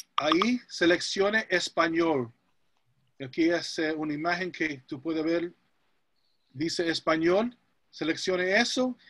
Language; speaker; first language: Spanish; non-native, fluent; English